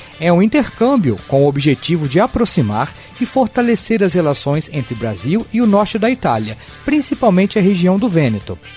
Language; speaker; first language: Portuguese; native; Portuguese